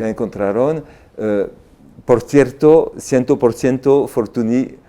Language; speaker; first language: Spanish; non-native, fluent; French